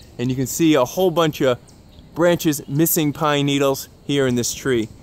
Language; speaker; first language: English; native; English